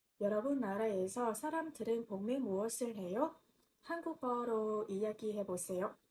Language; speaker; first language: Korean; non-native, learner; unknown